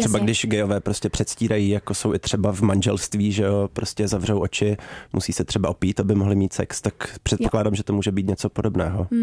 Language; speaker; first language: Czech; native; Czech